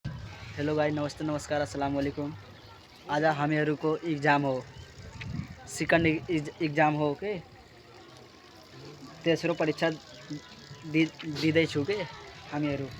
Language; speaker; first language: Nepali; non-native, local second language; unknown